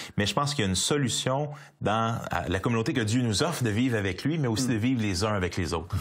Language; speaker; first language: French; native; French